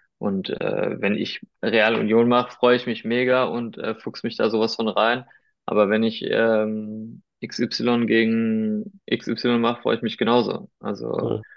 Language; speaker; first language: German; early bilingual, other home language; Spanish